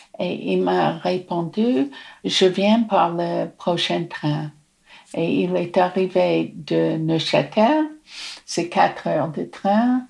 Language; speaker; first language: French; non-native, fluent; English